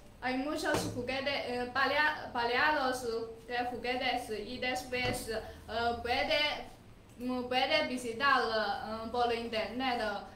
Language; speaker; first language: Spanish; non-native, learner; Chinese